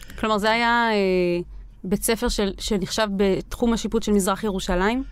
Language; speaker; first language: Hebrew; native; Hebrew